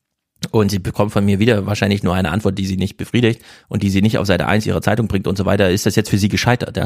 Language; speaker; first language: German; native; German